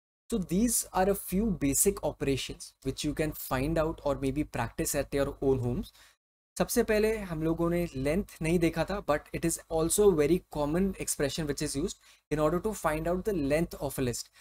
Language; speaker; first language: English; non-native, local second language; Hindi